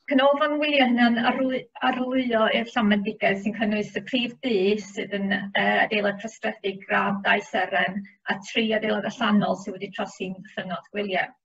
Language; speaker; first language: Welsh; native; Welsh